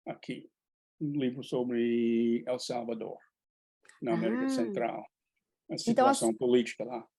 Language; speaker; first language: Portuguese; non-native, fluent; English